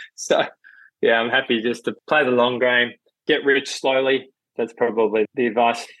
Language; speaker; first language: English; native; English